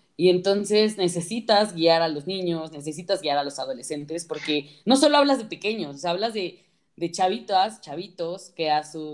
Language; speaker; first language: Spanish; native; Spanish